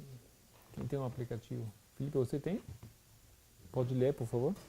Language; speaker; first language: Portuguese; non-native, fluent; Spanish